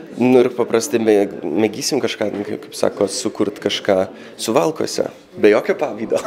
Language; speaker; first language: Lithuanian; early bilingual, heritage; Lithuanian